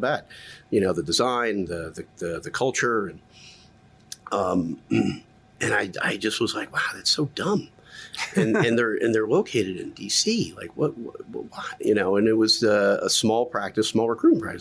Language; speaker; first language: English; native; English